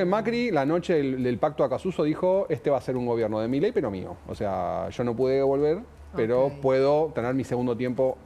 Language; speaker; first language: Spanish; native; Spanish